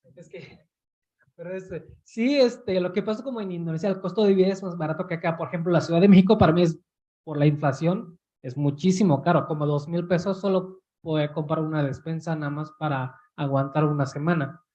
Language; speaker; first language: Spanish; early bilingual, heritage; Spanish